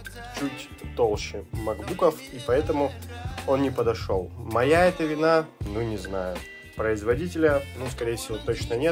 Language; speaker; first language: Russian; native; Russian